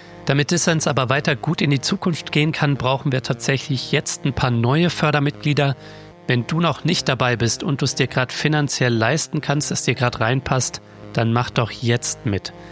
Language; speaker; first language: German; native; German